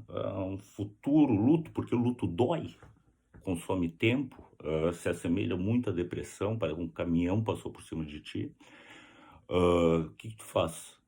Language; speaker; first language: Portuguese; native; Portuguese